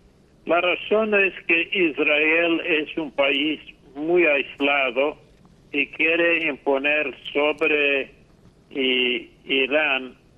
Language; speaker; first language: Spanish; non-native, fluent; English